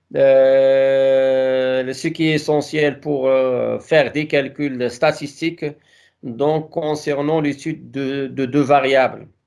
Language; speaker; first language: French; non-native, local second language; Arabic